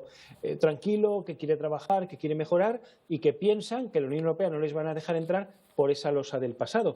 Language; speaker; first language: Spanish; native; Spanish